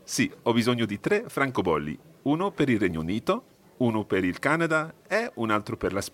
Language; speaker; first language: Italian; non-native, fluent; English